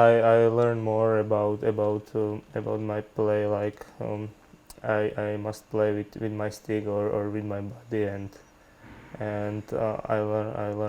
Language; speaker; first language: English; non-native, learner; Slovak